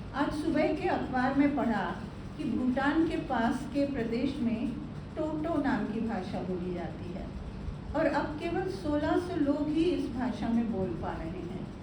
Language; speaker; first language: Hindi; non-native, local second language; Gujarati